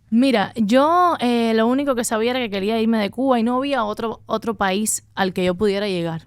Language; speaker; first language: Spanish; native; Spanish